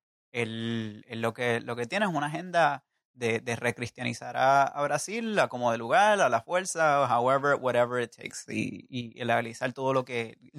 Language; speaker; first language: Spanish; native; Spanish